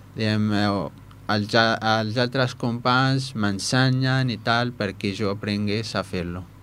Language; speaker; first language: Catalan; non-native, fluent; Riffian